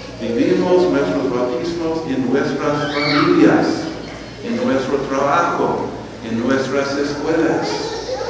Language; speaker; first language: Spanish; non-native, fluent; English